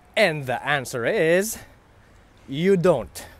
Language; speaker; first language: English; non-native, local second language; Filipino